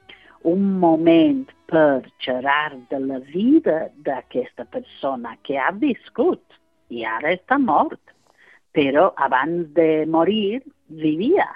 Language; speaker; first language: Catalan; non-native, fluent; English